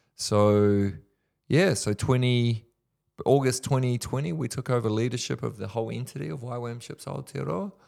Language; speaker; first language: English; native; English